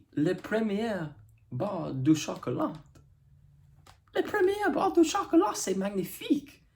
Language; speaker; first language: French; non-native, learner; English